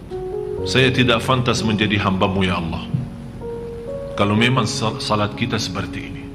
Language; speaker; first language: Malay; non-native, fluent; Arabic